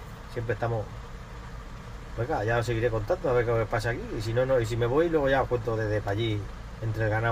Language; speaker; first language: Spanish; native; Spanish